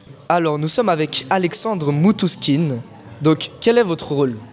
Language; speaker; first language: French; native; French